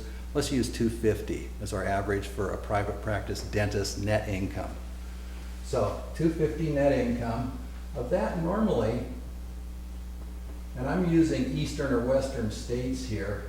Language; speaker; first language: English; native; English